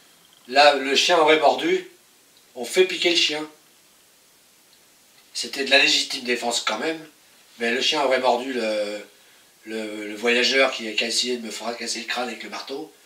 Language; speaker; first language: French; native; French